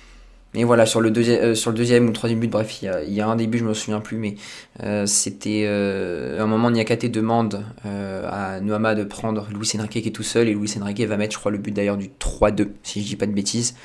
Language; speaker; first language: French; native; French